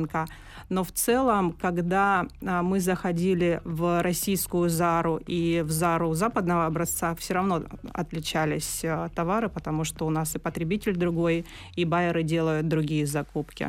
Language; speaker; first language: Russian; native; Russian